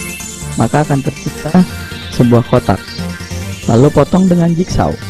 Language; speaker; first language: Indonesian; native; Indonesian